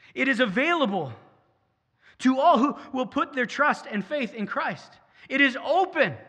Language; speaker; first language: English; native; English